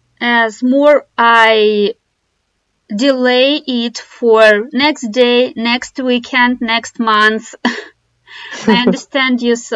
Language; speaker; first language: English; non-native, fluent; Russian